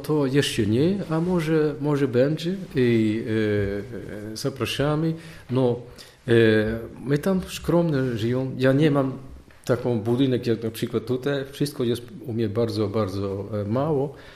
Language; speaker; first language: Polish; non-native, learner; Dutch